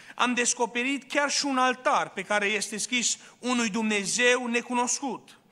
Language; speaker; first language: Romanian; early bilingual, other home language; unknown